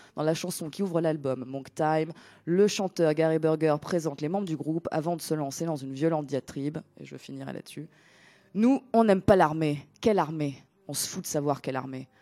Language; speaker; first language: French; non-native, fluent; Greek